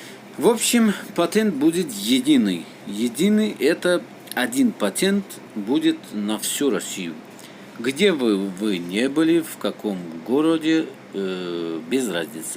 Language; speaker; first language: Russian; non-native, learner; Tajik